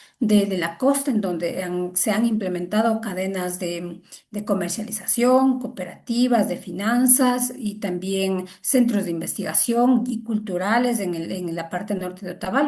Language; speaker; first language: Spanish; native; Spanish